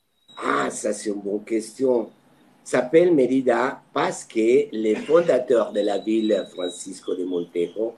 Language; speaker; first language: French; non-native, fluent; Spanish